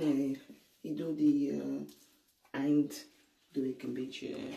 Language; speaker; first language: Dutch; non-native, learner; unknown